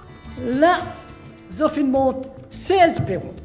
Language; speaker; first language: French; non-native, local second language; Morisyen